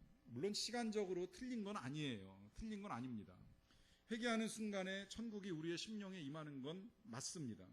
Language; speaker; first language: Korean; native; Korean